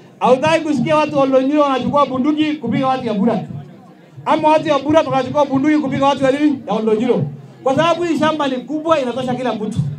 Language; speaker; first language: Swahili; non-native, local second language; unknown